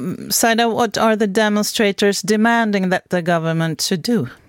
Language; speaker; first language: English; non-native, fluent; Swedish